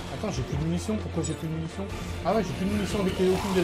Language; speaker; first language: French; native; French